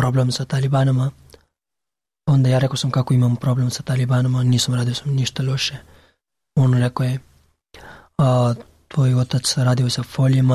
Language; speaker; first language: Serbian; non-native, learner; Pashto